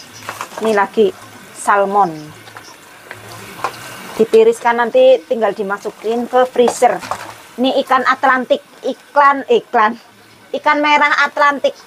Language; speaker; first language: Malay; non-native, local second language; Javanese